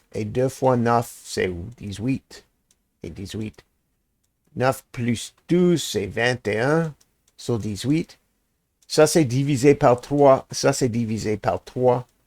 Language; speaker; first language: French; non-native, learner; English